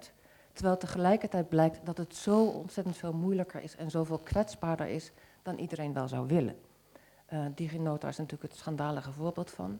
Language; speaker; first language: Dutch; native; Dutch